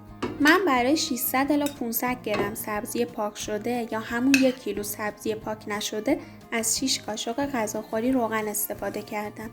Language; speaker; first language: Persian; native; Persian